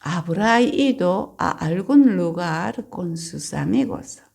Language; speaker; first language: Spanish; non-native, fluent; Korean